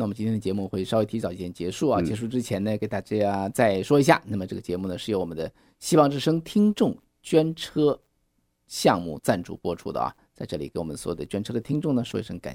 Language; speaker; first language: Chinese; native; Chinese